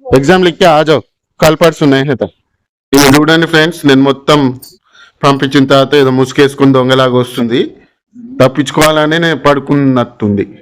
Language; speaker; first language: Telugu; non-native, local second language; Urdu